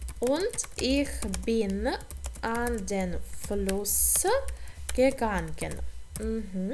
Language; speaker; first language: German; non-native, fluent; Ukrainian